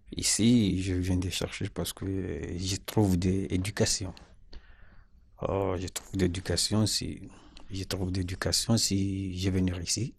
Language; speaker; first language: French; non-native, learner; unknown